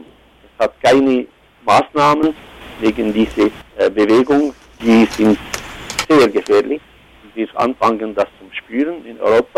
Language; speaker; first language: German; non-native, fluent; Arabic